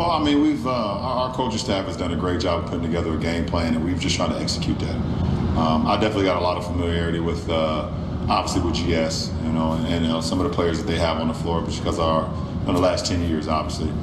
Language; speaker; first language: English; native; English